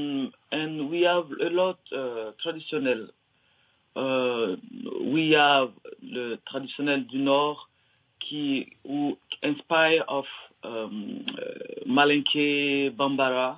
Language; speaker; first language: English; non-native, learner; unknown